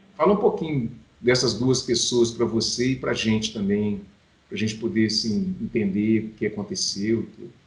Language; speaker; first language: Portuguese; native; Portuguese